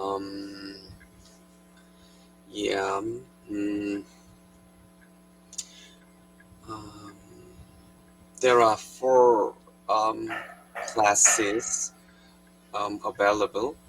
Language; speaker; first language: English; non-native, learner; Korean